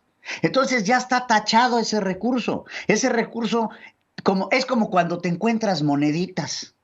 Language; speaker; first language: Spanish; native; Spanish